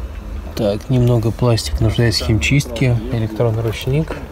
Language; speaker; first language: Russian; native; Russian